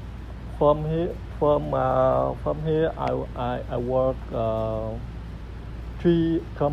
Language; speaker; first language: English; non-native, learner; Vietnamese